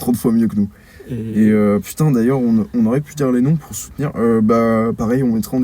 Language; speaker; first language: French; native; French